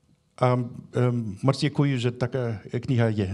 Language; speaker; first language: Czech; non-native, fluent; German